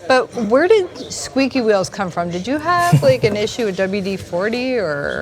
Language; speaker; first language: English; native; English